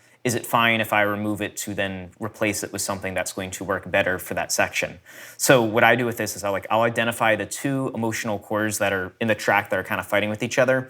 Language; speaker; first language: English; native; English